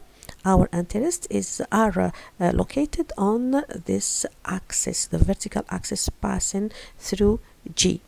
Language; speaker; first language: English; non-native, fluent; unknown